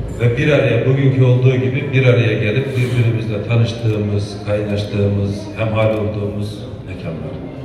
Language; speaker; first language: Turkish; native; Turkish